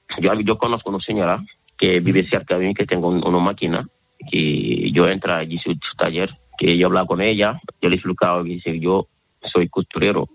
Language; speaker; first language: Spanish; non-native, learner; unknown